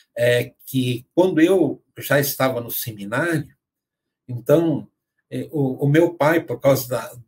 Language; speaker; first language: Portuguese; native; Portuguese